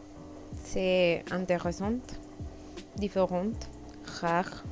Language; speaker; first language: French; non-native, learner; Spanish